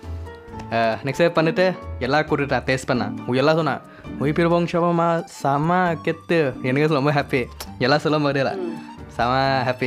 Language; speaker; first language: Tamil; non-native, learner; Thai